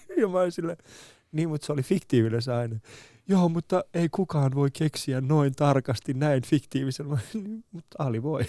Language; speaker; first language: Finnish; early bilingual, other home language; Persian